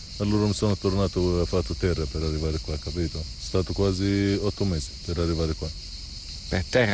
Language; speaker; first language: Italian; non-native, learner; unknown